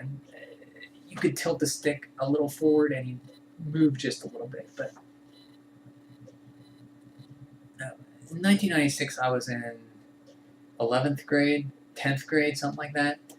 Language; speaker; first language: English; native; English